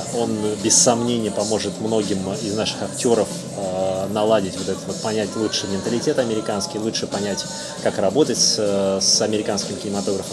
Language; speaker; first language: Russian; native; Russian